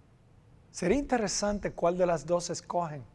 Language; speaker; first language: Spanish; native; Spanish